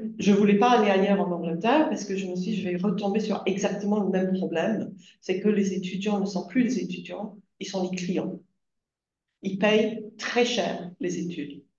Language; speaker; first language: French; non-native, fluent; English